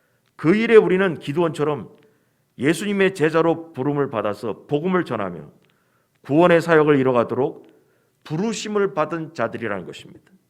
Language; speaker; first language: Korean; native; Korean